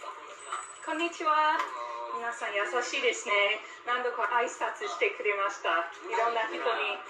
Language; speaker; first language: Japanese; non-native, fluent; English